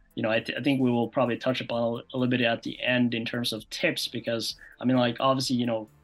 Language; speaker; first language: English; non-native, fluent; Norwegian